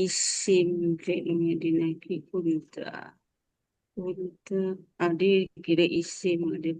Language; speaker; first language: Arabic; non-native, learner; Malay